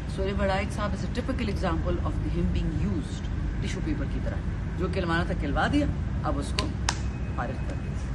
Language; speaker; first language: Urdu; non-native, local second language; Pashto